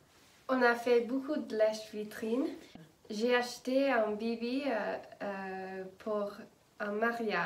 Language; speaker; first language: French; non-native, learner; English